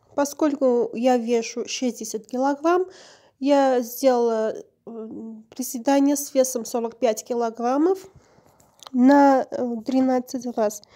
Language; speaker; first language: Russian; non-native, local second language; Armenian